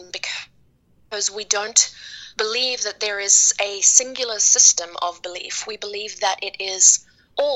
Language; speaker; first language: English; native; English